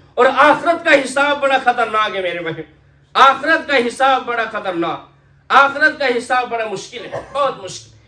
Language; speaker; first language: Urdu; non-native, local second language; Kashmiri